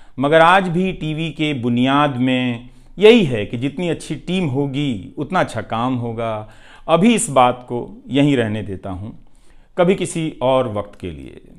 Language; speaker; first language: Hindi; non-native, local second language; Bhojpuri